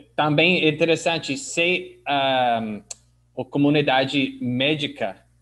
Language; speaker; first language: Portuguese; non-native, learner; English